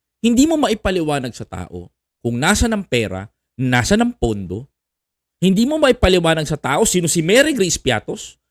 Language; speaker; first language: Filipino; native; Filipino